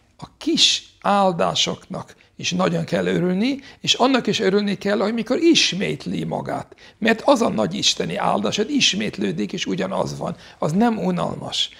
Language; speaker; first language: Hungarian; non-native, fluent; English